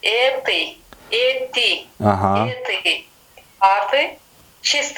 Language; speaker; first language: Russian; non-native, learner; Kyrgyz